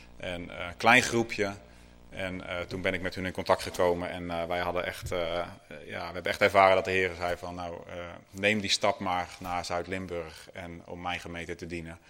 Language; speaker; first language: Dutch; native; Dutch